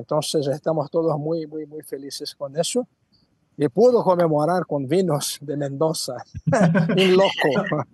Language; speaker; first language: Spanish; non-native, fluent; Portuguese